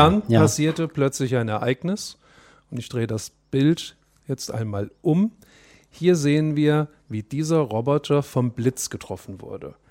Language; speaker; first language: German; native; German